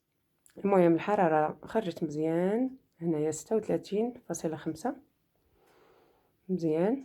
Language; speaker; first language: Arabic; native; Arabic